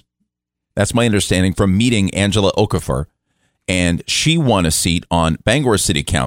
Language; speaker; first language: English; native; English